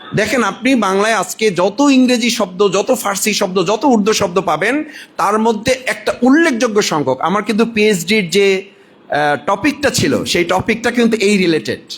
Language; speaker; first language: Bangla; native; Bangla